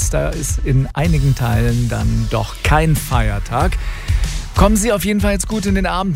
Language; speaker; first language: German; native; German